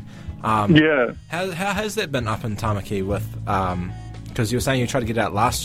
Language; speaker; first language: English; native; English